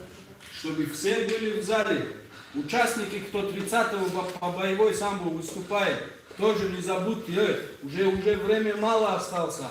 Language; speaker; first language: Russian; native; Russian